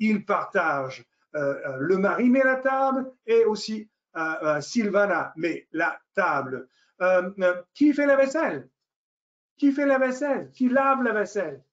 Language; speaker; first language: French; non-native, fluent; English